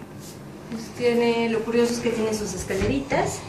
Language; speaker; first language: Spanish; native; Spanish